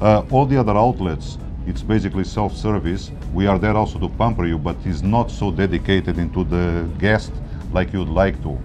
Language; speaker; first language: English; non-native, fluent; Portuguese